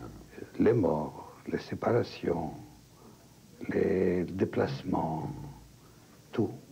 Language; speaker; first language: French; non-native, fluent; Greek